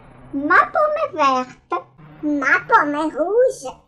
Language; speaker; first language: French; non-native, learner; Russian